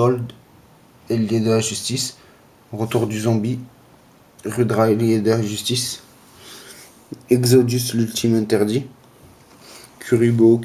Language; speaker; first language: French; native; French